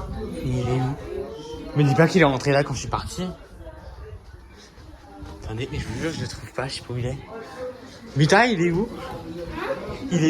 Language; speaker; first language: French; native; French